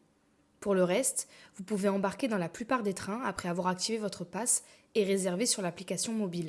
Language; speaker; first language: French; native; French